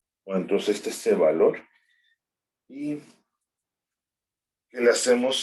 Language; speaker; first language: Spanish; native; Spanish